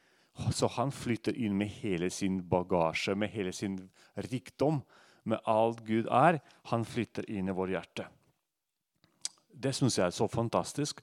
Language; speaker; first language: Norwegian; non-native, fluent; Russian